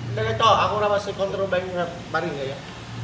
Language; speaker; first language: Portuguese; non-native, learner; Vietnamese